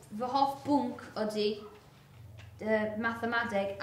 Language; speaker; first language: Welsh; non-native, learner; English